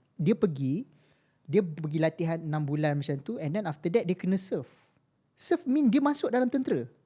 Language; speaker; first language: Malay; native; Malay